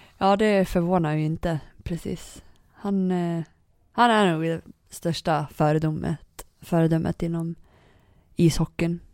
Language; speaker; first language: Swedish; native; Swedish